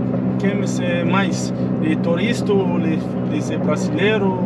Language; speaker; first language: Portuguese; non-native, learner; English